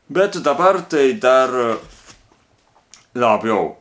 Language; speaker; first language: Lithuanian; non-native, learner; Japanese